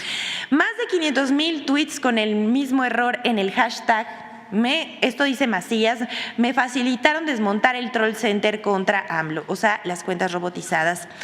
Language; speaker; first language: Spanish; native; Spanish